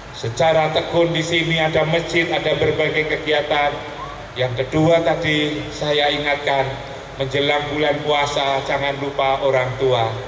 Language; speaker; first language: Indonesian; native; Indonesian